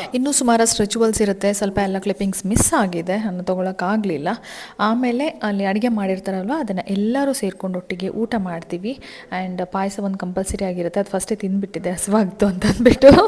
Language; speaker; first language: Kannada; non-native, local second language; Kodava